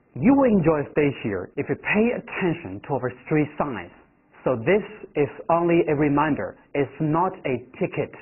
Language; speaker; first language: English; non-native, fluent; Chinese